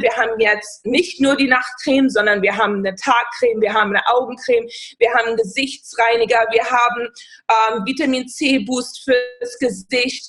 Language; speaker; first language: German; non-native, fluent; English